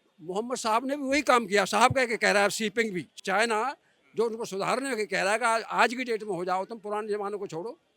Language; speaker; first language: Hindi; native; Hindi